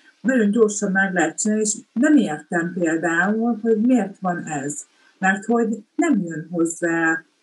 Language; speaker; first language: Hungarian; native; Hungarian